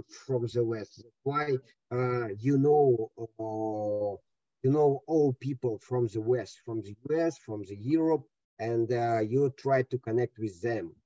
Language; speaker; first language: English; non-native, learner; Russian